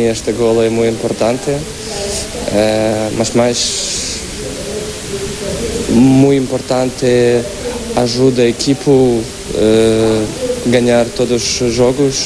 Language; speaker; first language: Portuguese; non-native, learner; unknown